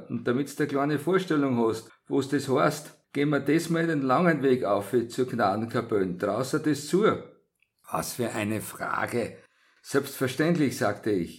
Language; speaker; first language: German; native; German